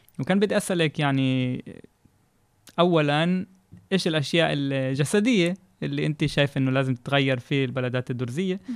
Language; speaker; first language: Arabic; non-native, fluent; Hebrew